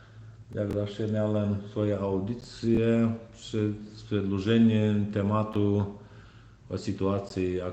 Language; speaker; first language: Polish; non-native, learner; Turkmen